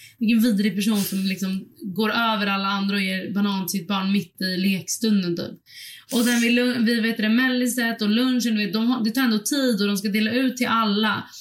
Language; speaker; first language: Swedish; early bilingual, other home language; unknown